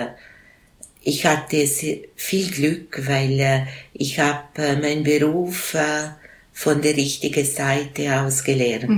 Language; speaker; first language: German; non-native, local second language; Italian